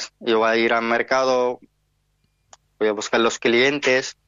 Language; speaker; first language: Spanish; non-native, learner; Hindi